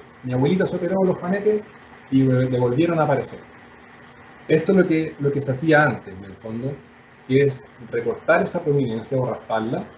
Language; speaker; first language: Spanish; native; Spanish